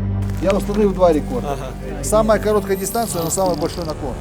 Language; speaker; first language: Russian; native; Russian